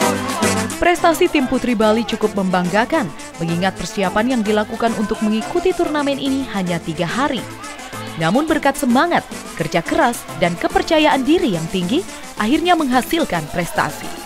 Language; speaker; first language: Indonesian; native; Indonesian